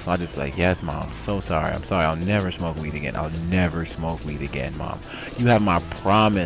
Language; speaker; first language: English; native; English